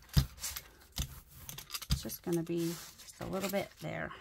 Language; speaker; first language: English; native; English